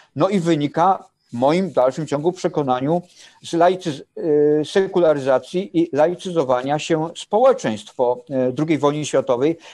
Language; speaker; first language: Polish; non-native, fluent; German